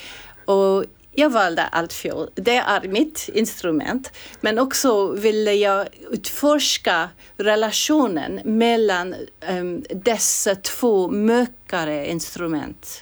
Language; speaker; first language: Swedish; non-native, fluent; English